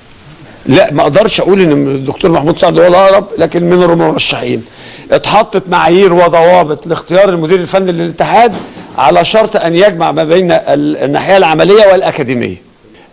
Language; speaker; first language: Arabic; native; Arabic